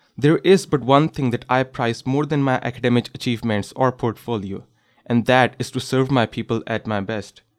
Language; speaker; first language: English; non-native, local second language; Urdu